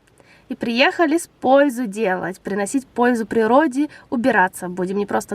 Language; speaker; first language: Russian; early bilingual, heritage; Russian